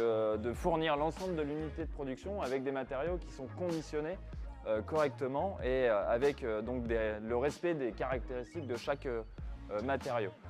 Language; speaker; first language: French; native; French